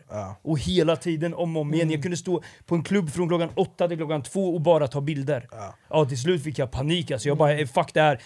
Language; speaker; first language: Swedish; native; Swedish